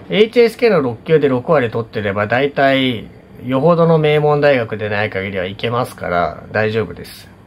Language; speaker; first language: Japanese; native; Japanese